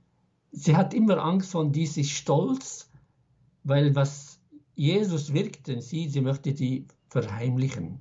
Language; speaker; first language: German; non-native, fluent; Arabic